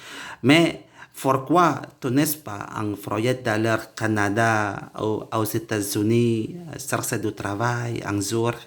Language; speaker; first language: French; non-native, learner; Indonesian